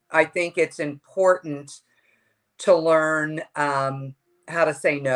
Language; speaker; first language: English; native; English